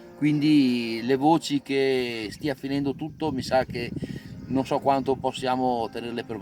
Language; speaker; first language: Italian; native; Italian